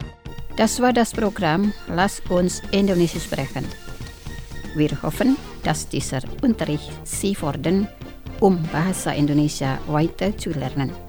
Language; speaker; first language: German; non-native, fluent; Indonesian